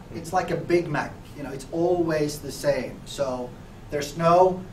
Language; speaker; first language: English; non-native, fluent; Finnish